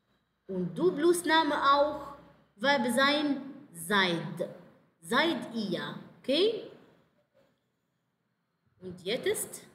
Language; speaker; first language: German; non-native, fluent; Arabic